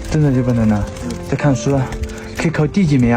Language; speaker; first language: Chinese; native; Chinese